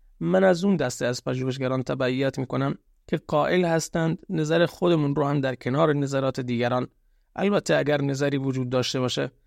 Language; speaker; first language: Persian; non-native, local second language; Baluchi